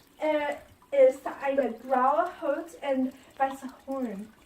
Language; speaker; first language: German; non-native, learner; English